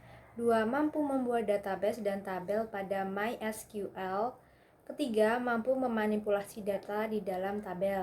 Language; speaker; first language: Indonesian; native; Indonesian